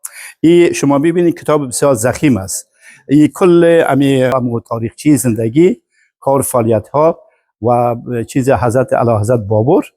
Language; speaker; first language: Persian; native; Persian